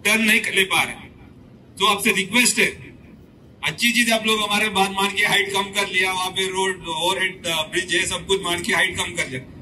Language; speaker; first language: Hindi; non-native, local second language; Telugu